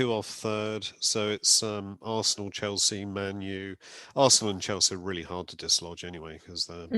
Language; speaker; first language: English; native; English